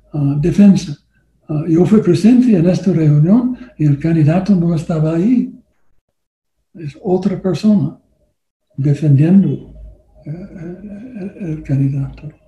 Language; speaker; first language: Spanish; non-native, learner; English